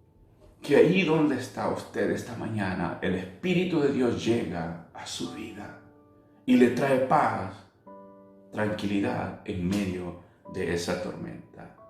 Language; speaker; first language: Spanish; native; Spanish